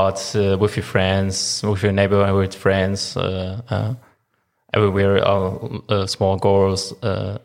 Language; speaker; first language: English; non-native, fluent; German